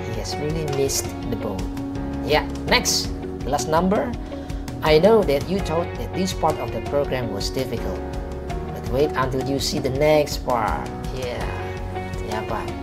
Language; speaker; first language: English; non-native, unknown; Indonesian